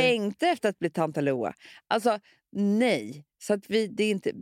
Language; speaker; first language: Swedish; native; Swedish